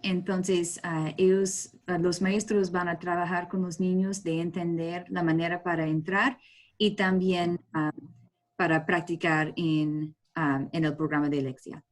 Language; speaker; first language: Spanish; non-native, learner; English